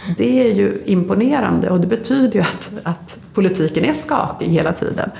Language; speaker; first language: Swedish; native; Swedish